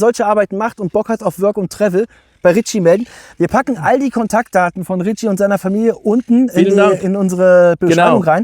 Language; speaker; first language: German; native; German